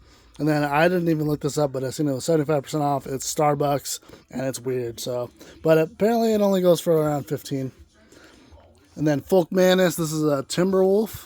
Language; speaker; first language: English; native; English